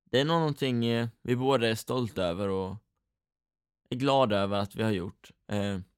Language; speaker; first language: Swedish; native; Swedish